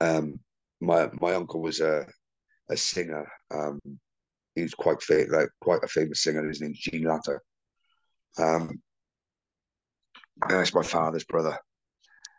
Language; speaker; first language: English; native; English